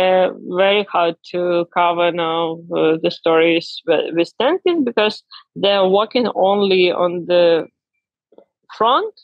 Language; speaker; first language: English; non-native, learner; Ukrainian